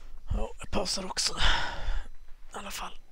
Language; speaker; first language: Swedish; native; Swedish